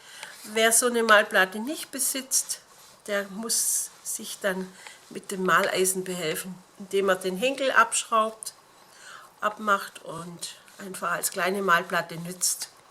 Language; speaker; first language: German; native; German